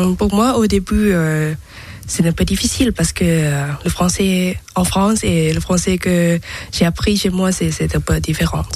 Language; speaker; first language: French; non-native, learner; Thai